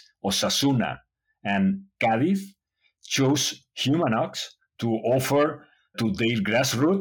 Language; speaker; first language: English; non-native, fluent; Spanish